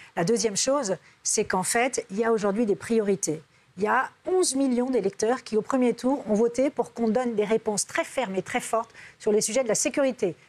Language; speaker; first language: French; early bilingual, other home language; Turkish